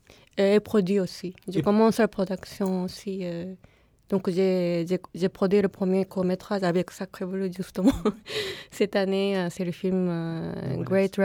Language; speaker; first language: French; non-native, fluent; Japanese